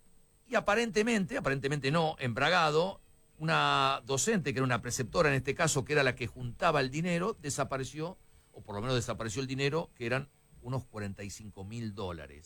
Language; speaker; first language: Spanish; native; Spanish